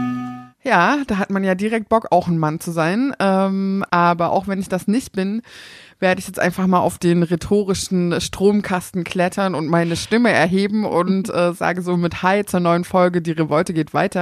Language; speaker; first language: German; native; German